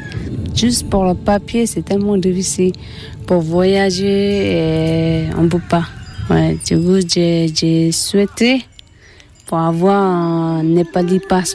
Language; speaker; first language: French; non-native, learner; Tibetan